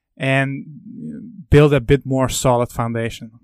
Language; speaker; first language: English; non-native, fluent; Dutch